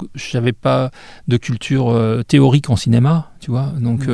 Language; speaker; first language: French; native; French